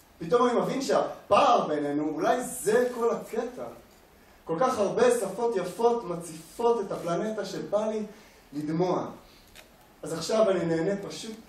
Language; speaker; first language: Hebrew; native; Hebrew